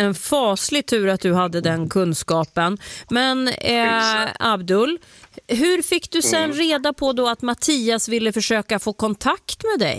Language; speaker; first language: Swedish; native; Swedish